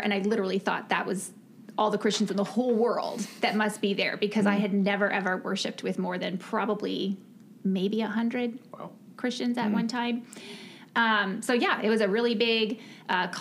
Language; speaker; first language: English; native; English